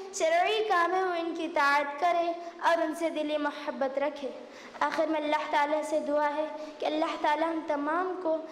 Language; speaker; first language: Urdu; native; Urdu